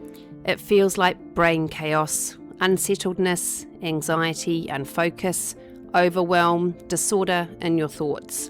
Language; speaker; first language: English; native; English